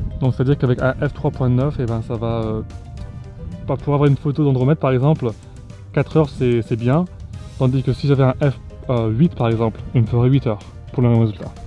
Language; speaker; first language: French; native; French